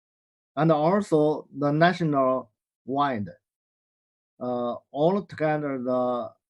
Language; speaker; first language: English; non-native, learner; Chinese